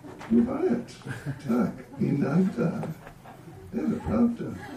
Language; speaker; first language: Russian; non-native, learner; English